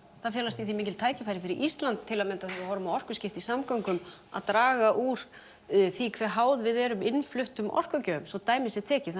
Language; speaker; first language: Icelandic; native; Icelandic